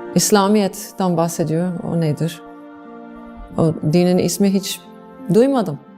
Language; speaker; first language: Turkish; non-native, fluent; English